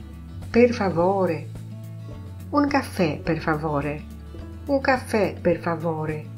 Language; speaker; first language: Italian; non-native, fluent; Polish